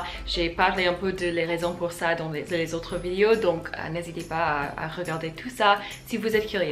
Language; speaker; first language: French; non-native, fluent; English